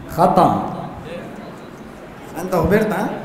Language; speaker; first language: Arabic; non-native, fluent; Urdu